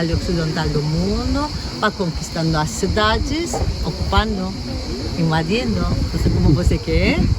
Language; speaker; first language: Portuguese; non-native, fluent; Turkish